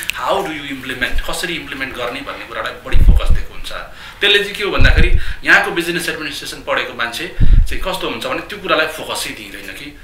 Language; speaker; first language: Nepali; native; Nepali